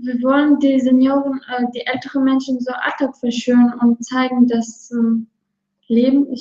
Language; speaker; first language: German; non-native, learner; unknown